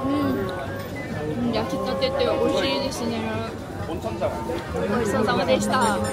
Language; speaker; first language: Japanese; non-native, fluent; Russian